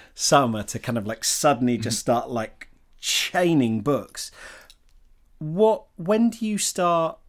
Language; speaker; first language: English; native; English